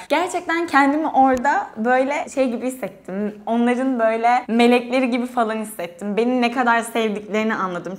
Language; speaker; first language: Turkish; native; Turkish